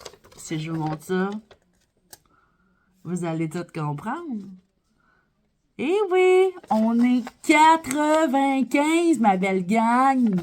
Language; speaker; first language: French; native; French